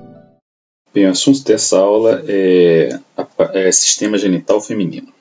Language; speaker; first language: Portuguese; native; Portuguese